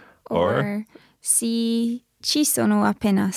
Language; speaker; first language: Italian; non-native, learner; English